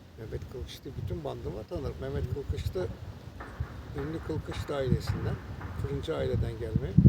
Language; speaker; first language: Turkish; native; Turkish